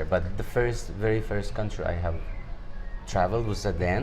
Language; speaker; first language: English; non-native, fluent; Arabic